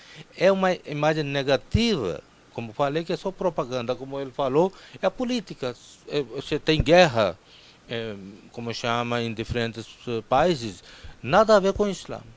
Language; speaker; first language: Portuguese; non-native, fluent; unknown